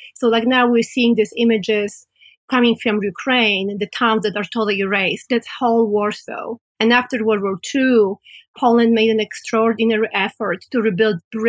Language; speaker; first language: English; non-native, fluent; Polish